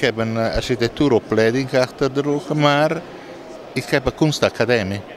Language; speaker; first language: Dutch; non-native, learner; Italian